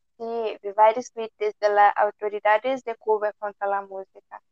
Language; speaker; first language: Spanish; non-native, learner; Portuguese